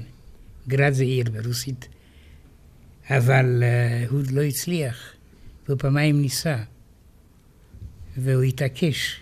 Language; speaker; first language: Hebrew; non-native, fluent; Romanian